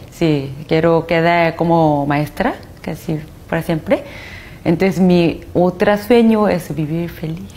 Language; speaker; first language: Spanish; non-native, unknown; Korean